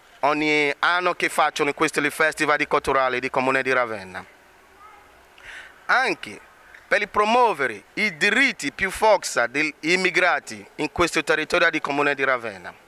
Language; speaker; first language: Italian; non-native, learner; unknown